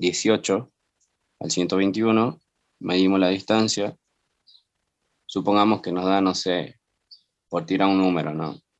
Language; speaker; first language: Spanish; native; Spanish